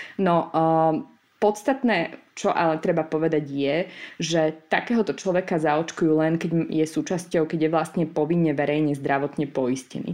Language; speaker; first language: Slovak; native; Slovak